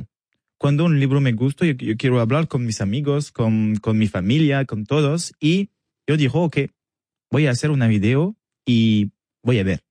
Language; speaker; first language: Spanish; non-native, learner; French